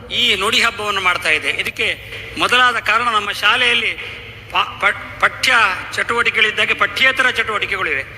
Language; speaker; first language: Kannada; non-native, local second language; Tulu